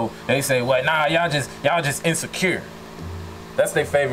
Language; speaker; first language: English; native; English